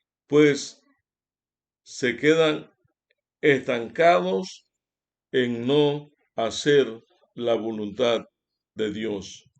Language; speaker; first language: Spanish; native; Spanish